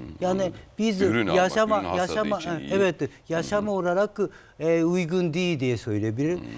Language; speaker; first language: Turkish; non-native, learner; Japanese